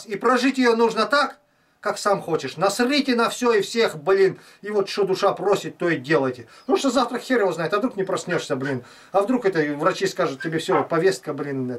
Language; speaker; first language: Russian; native; Russian